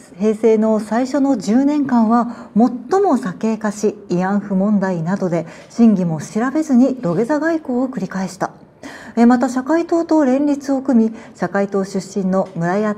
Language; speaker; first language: Japanese; native; Japanese